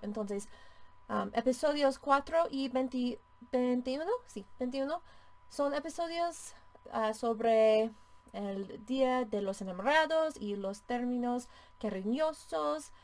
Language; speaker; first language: Spanish; non-native, fluent; English